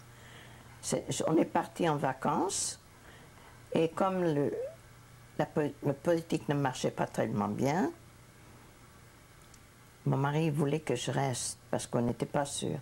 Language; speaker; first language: French; non-native, fluent; Hungarian